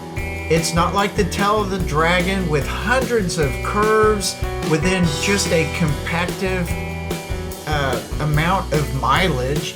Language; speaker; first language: English; native; English